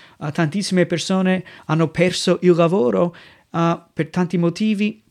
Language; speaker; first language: Italian; non-native, fluent; English